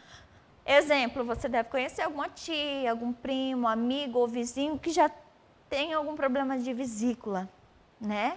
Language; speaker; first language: Portuguese; native; Portuguese